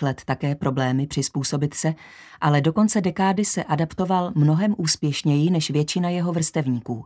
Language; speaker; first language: Czech; native; Czech